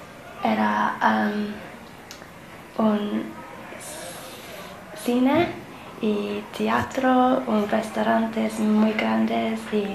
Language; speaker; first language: Spanish; non-native, learner; English